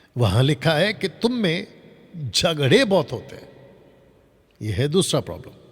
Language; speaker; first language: Hindi; non-native, local second language; Telugu